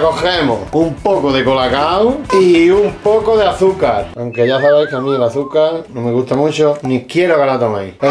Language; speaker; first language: Spanish; native; Spanish